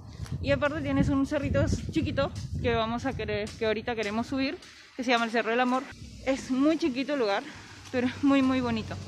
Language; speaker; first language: Spanish; native; Spanish